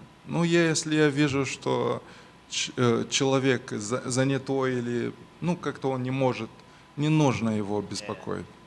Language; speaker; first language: Russian; non-native, local second language; Romanian